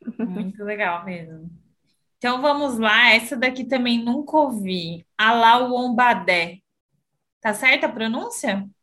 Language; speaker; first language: Portuguese; native; Portuguese